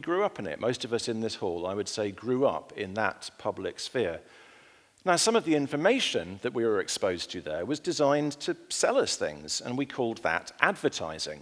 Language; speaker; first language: English; native; English